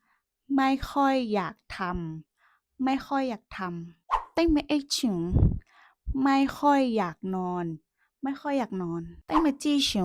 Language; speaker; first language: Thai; non-native, fluent; Burmese